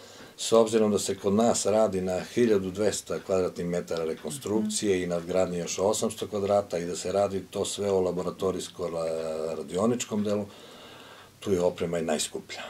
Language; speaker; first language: Croatian; native; Croatian